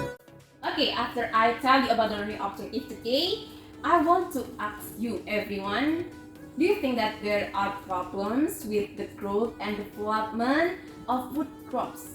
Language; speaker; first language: English; non-native, fluent; Indonesian